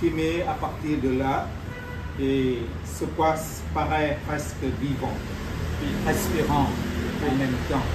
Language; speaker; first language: French; non-native, fluent; Vietnamese